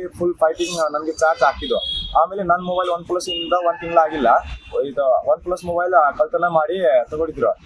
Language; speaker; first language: Kannada; non-native, learner; Nepali